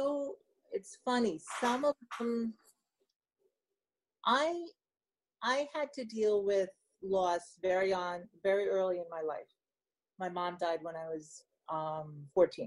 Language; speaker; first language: English; native; English